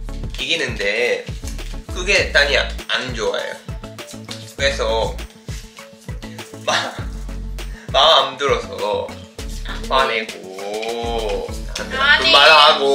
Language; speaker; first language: Korean; non-native, learner; Japanese